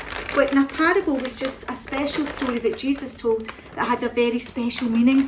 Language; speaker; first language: English; native; English